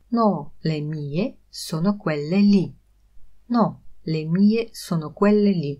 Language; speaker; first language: Italian; non-native, fluent; Polish